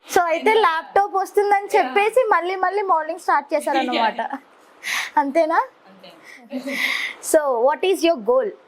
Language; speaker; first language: Telugu; native; Telugu